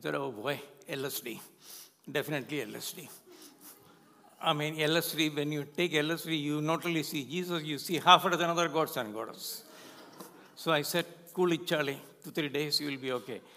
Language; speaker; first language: English; non-native, local second language; Malayalam